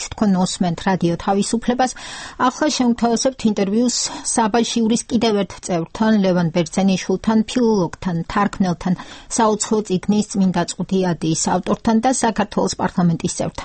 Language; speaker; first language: Georgian; native; Georgian